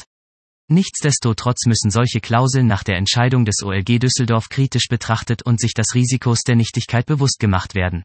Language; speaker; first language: German; native; German